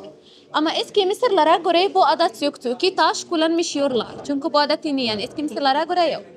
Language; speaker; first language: Turkish; non-native, learner; Arabic